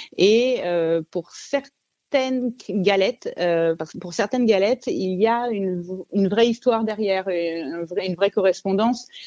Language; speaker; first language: French; native; French